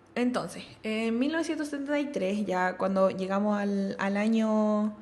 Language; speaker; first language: Spanish; native; Spanish